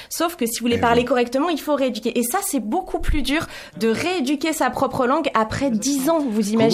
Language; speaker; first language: French; native; French